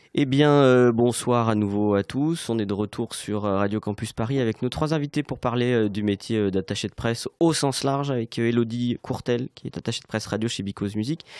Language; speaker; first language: French; native; French